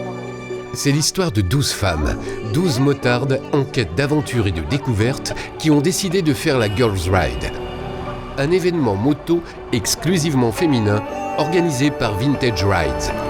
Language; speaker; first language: French; native; French